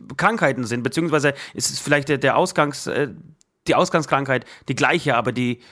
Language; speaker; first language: German; non-native, fluent; Polish